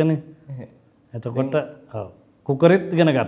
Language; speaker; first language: Sinhala; native; Sinhala